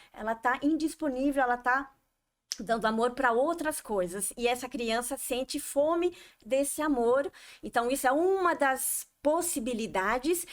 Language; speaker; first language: Portuguese; non-native, fluent; French